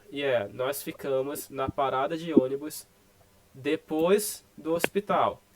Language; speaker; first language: Portuguese; non-native, fluent; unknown